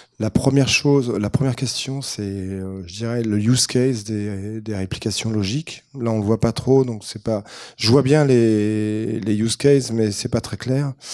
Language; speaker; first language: French; native; French